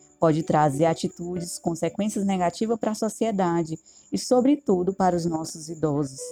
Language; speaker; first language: Portuguese; native; Portuguese